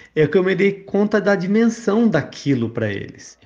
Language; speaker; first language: Portuguese; native; Portuguese